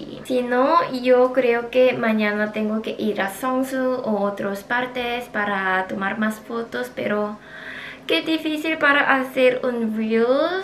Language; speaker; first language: Spanish; non-native, fluent; Korean